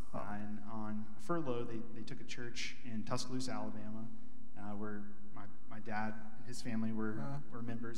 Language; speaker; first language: English; native; English